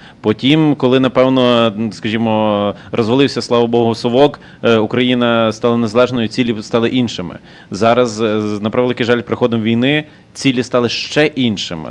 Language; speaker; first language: Ukrainian; native; Ukrainian